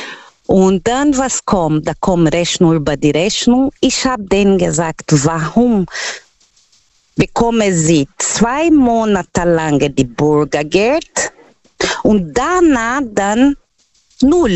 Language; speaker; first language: German; non-native, learner; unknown